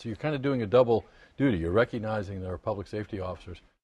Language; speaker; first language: English; native; English